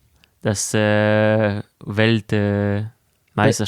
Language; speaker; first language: German; non-native, local second language; French